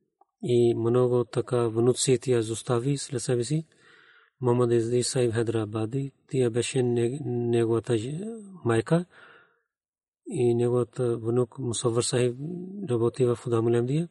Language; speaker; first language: Bulgarian; non-native, learner; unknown